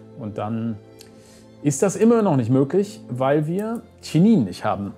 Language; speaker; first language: German; native; German